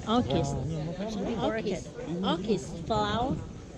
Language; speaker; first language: English; non-native, learner; Vietnamese